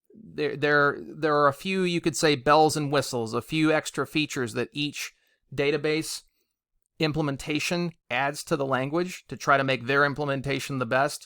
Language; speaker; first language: English; native; English